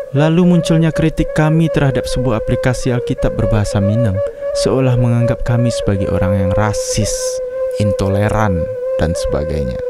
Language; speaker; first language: Indonesian; non-native, local second language; Minangkabau